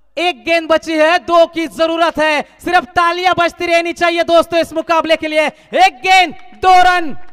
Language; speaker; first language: Hindi; non-native, local second language; Marathi